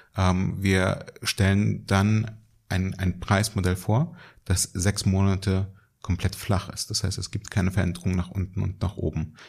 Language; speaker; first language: German; early bilingual, other home language; Russian